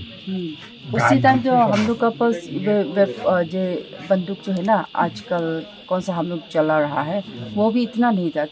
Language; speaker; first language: Hindi; non-native, local second language; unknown